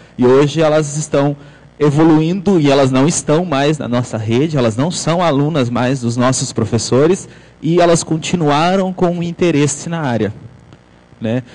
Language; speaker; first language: Portuguese; native; Portuguese